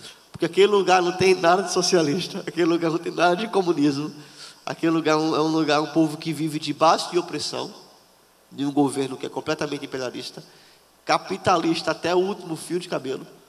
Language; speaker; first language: Portuguese; native; Portuguese